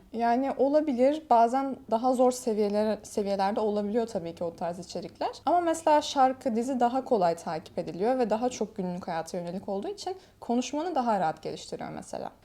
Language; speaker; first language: Turkish; native; Turkish